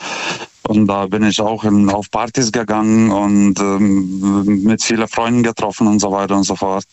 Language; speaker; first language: German; non-native, fluent; Lithuanian